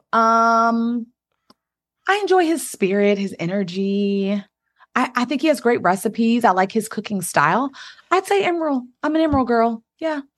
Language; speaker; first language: English; native; English